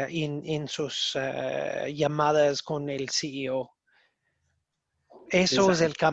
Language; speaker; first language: Spanish; non-native, learner; English